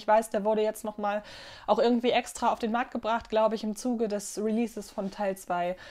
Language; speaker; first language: German; native; German